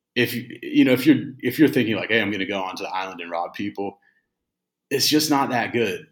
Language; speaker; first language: English; native; English